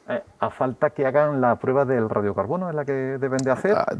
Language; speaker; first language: Spanish; native; Spanish